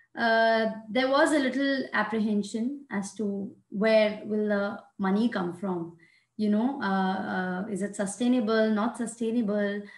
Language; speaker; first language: English; non-native, local second language; Hindi